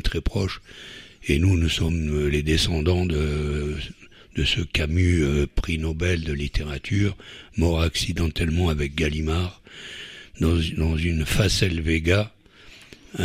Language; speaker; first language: French; native; French